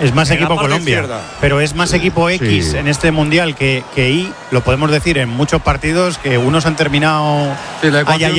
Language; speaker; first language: Spanish; native; Spanish